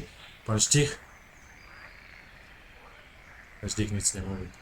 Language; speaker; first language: Polish; native; Polish